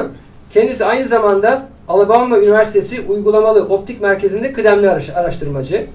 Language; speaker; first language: Turkish; native; Turkish